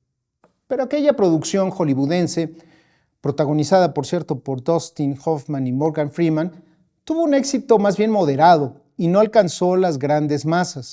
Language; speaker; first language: Spanish; native; Spanish